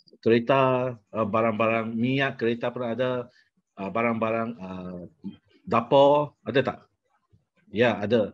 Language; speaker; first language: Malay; non-native, local second language; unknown